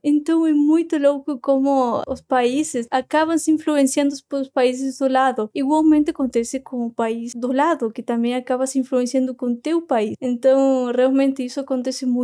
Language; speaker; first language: Portuguese; non-native, fluent; Spanish